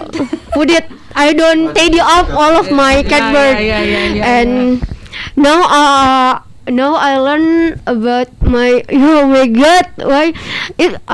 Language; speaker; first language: English; non-native, learner; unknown